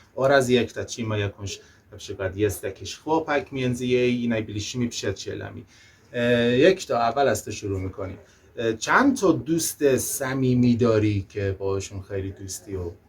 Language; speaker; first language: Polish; non-native, learner; Persian